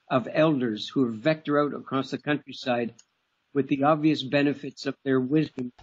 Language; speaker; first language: English; native; English